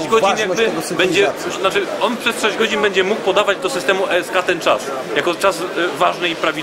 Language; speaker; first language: Polish; native; Polish